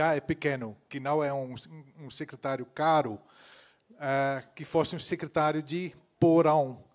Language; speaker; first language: Portuguese; non-native, fluent; Dutch